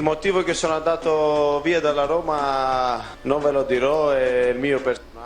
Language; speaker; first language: Italian; non-native, fluent; Greek